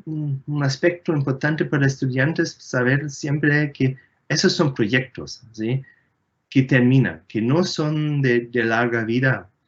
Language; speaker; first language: Spanish; non-native, fluent; German